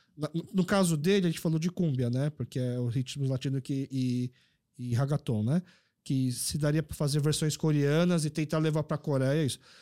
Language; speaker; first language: Portuguese; early bilingual, other home language; Korean